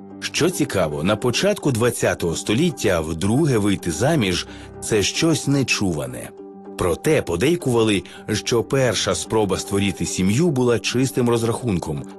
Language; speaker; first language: Ukrainian; native; Ukrainian